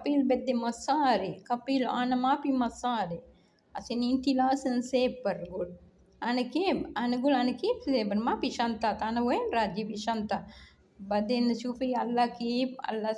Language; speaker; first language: Arabic; non-native, learner; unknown